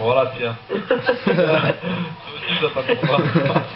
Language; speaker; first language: French; native; French